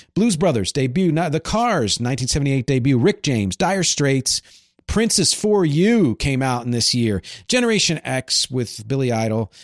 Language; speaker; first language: English; native; English